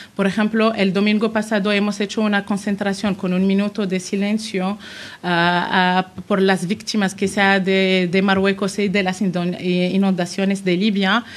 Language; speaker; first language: Spanish; non-native, fluent; Arabic